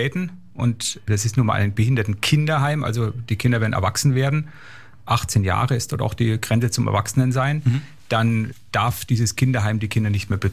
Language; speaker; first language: German; native; German